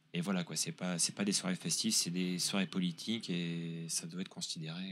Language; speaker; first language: French; native; French